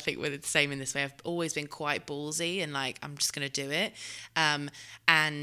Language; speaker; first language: English; native; English